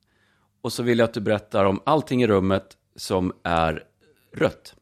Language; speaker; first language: Swedish; native; Swedish